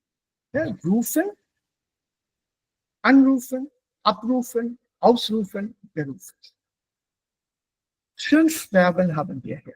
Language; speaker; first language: German; non-native, fluent; Hindi